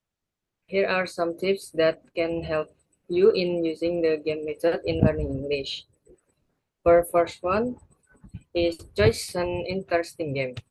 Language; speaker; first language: English; non-native, learner; Indonesian